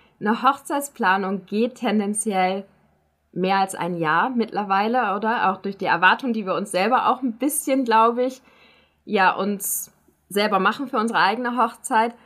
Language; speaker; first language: German; native; German